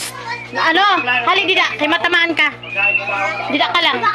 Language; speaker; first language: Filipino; non-native, local second language; Bikol